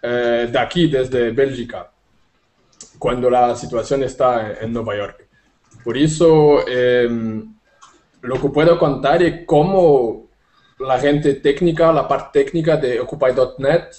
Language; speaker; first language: Spanish; non-native, fluent; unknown